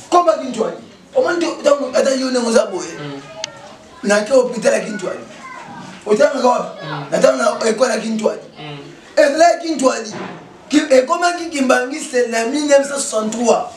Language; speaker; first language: Lingala; non-native, local second language; Kongo